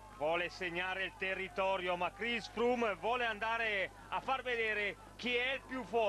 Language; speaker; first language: Italian; native; Italian